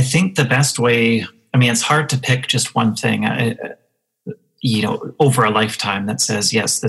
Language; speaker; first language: English; native; English